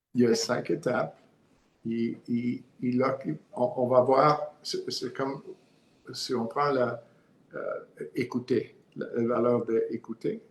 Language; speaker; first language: French; non-native, learner; English